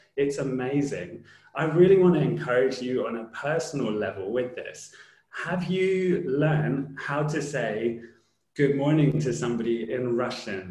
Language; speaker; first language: English; native; English